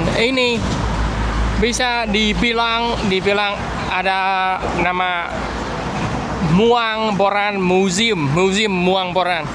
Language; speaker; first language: Indonesian; non-native, fluent; Vietnamese